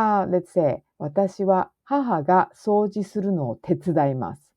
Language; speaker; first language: Japanese; non-native, fluent; English